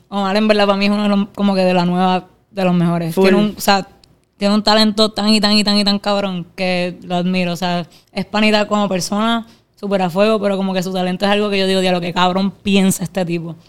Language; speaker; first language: Spanish; native; Spanish